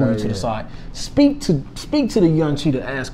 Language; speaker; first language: English; native; English